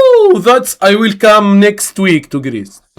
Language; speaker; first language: English; non-native, learner; Arabic